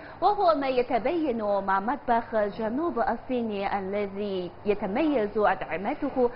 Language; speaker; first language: Arabic; non-native, fluent; Chinese